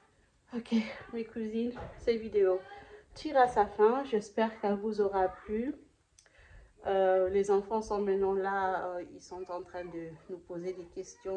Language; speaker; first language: French; non-native, local second language; Lingala